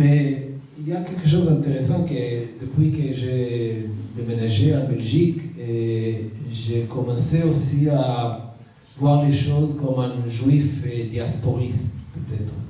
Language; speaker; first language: French; non-native, learner; Hebrew